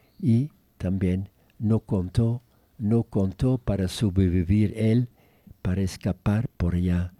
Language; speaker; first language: Spanish; non-native, fluent; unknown